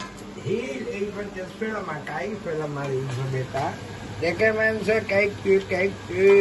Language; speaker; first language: Dutch; non-native, local second language; Caribbean Hindustani